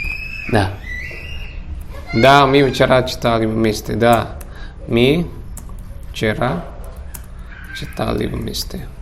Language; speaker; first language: Russian; non-native, learner; Javanese